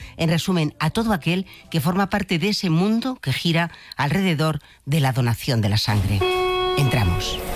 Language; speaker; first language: Spanish; native; Spanish